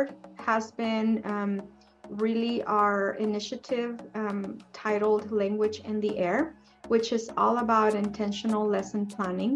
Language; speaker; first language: English; non-native, fluent; Spanish